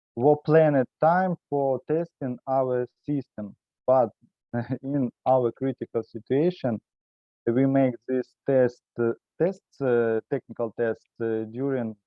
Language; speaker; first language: English; non-native, learner; Ukrainian